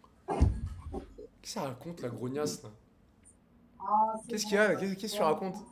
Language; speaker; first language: French; native; French